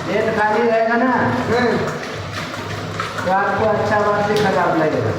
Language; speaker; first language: Hindi; non-native, learner; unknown